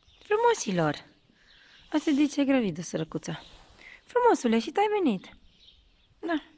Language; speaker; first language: Romanian; native; Romanian